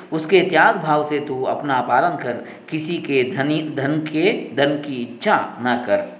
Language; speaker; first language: Hindi; non-native, local second language; Kannada